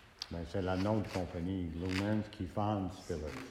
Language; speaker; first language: French; native; French